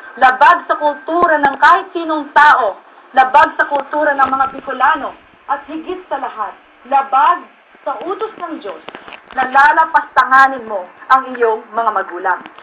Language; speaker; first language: Filipino; native; Filipino